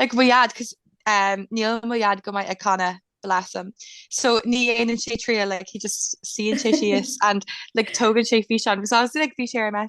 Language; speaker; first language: Irish; non-native, local second language; English